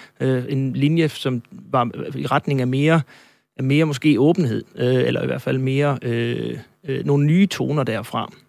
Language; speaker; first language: Danish; native; Danish